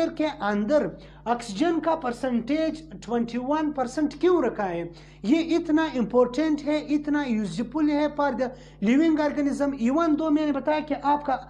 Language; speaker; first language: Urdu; non-native, local second language; Pashto